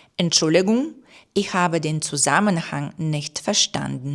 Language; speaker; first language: German; non-native, fluent; Ukrainian